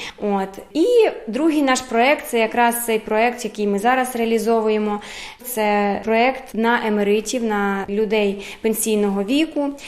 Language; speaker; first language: Ukrainian; early bilingual, heritage; Ukrainian